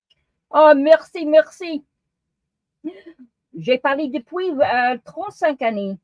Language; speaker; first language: French; non-native, learner; English